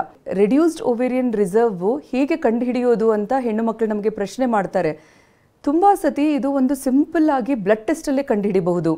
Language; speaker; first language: Kannada; native; Kannada